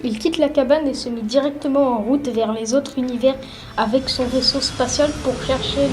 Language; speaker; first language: French; native; French